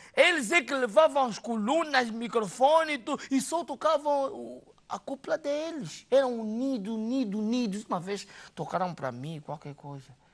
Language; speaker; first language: Portuguese; native; Portuguese